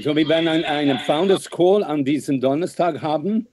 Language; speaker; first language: German; non-native, fluent; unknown